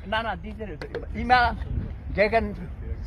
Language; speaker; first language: German; non-native, learner; Bangla